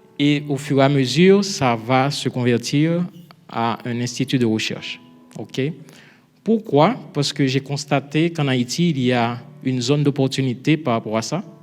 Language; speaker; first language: French; non-native, local second language; Haitian Creole